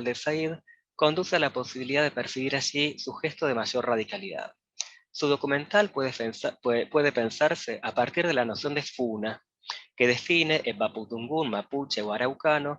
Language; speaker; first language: Spanish; native; Spanish